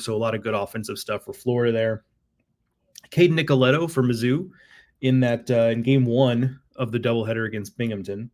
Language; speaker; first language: English; native; English